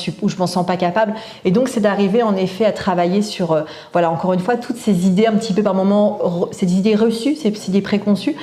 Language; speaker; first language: French; native; French